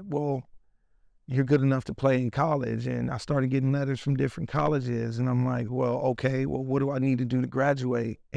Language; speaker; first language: English; native; English